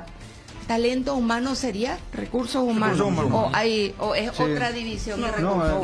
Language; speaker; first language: Spanish; native; Spanish